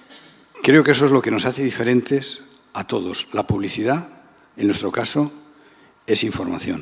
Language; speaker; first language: Spanish; native; Spanish